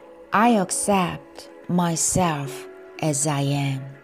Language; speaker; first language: English; non-native, fluent; Korean